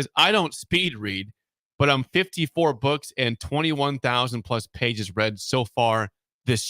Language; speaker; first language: English; native; English